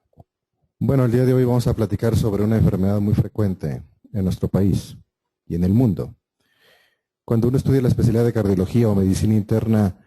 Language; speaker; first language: Spanish; native; Spanish